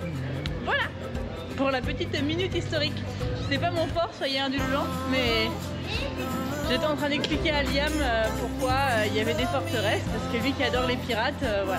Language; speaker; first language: French; native; French